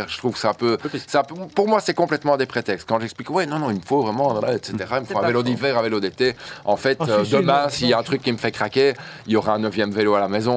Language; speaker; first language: French; native; French